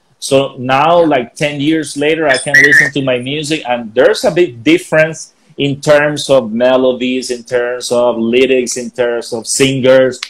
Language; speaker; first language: English; non-native, fluent; Spanish